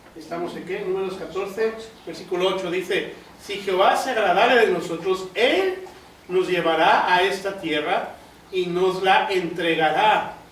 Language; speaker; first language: Spanish; native; Spanish